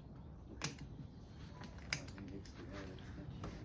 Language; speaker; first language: German; native; German